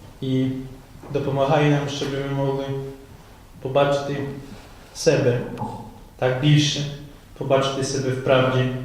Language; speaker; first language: Ukrainian; non-native, fluent; Polish